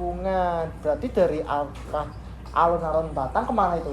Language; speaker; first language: Indonesian; native; Indonesian